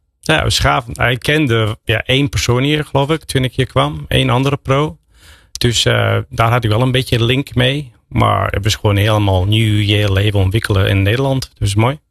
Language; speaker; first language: Dutch; non-native, fluent; English